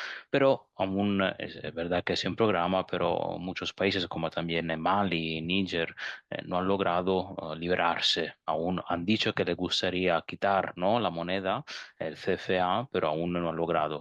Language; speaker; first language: Spanish; non-native, fluent; French